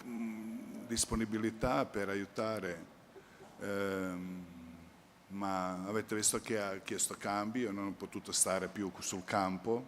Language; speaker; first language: Italian; non-native, fluent; Croatian